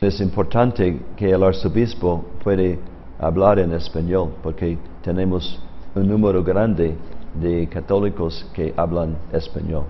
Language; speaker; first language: Spanish; non-native, fluent; English